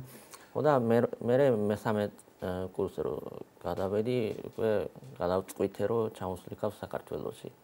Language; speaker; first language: Georgian; non-native, fluent; Japanese